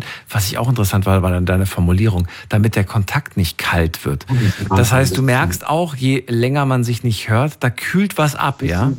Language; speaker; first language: German; native; German